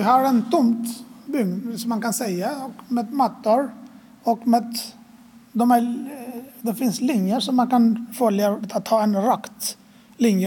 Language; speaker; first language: Swedish; non-native, fluent; Arabic